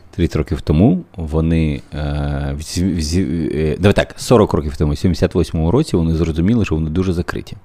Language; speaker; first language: Ukrainian; native; Ukrainian